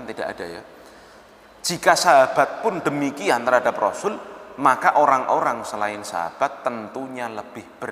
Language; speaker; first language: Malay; non-native, local second language; Javanese